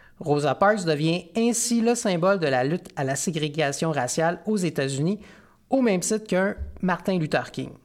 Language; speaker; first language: French; native; French